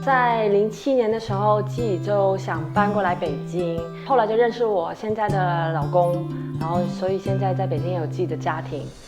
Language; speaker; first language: Chinese; non-native, local second language; Cantonese